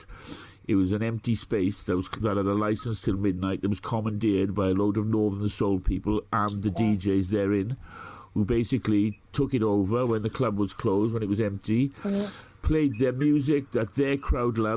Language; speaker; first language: English; native; English